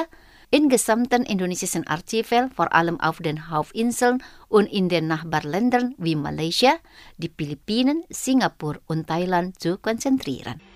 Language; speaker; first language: German; non-native, fluent; Indonesian